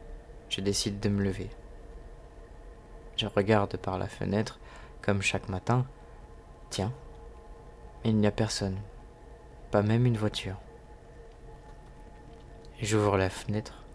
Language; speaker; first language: French; native; French